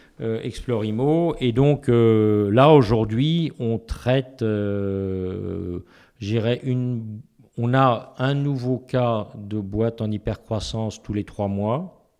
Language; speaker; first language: French; native; French